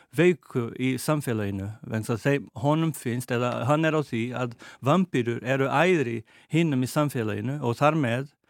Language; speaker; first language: Icelandic; non-native, fluent; Portuguese